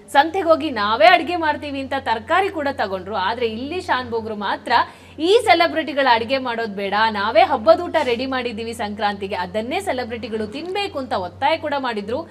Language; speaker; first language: Kannada; native; Kannada